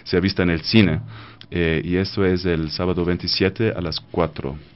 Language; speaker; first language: Spanish; non-native, fluent; German